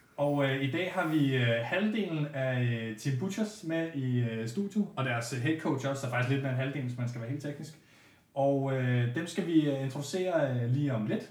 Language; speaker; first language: Danish; native; Danish